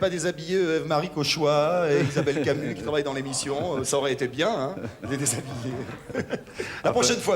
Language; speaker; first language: French; native; French